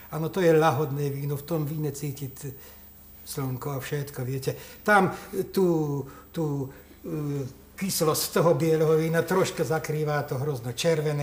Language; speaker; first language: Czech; non-native, local second language; Slovak